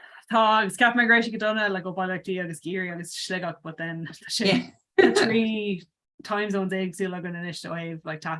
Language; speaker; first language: Irish; non-native, local second language; English